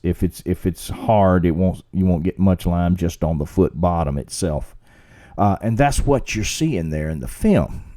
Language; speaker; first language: English; native; English